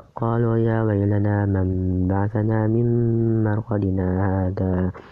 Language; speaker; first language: Arabic; non-native, learner; Indonesian